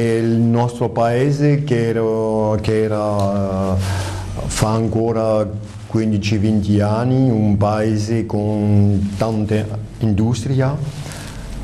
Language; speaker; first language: Italian; early bilingual, heritage; French